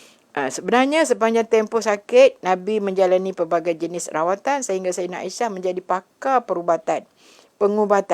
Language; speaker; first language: Malay; native; Malay